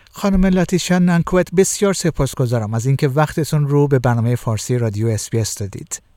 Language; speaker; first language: Persian; native; Persian